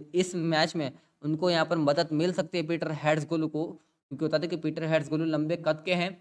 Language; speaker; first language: Hindi; native; Hindi